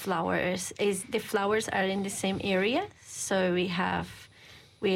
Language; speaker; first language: English; non-native, fluent; Spanish